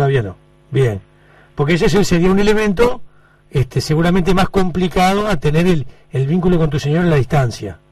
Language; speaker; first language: Spanish; native; Spanish